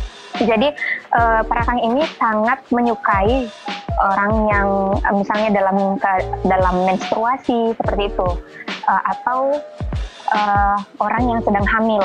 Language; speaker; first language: Indonesian; native; Indonesian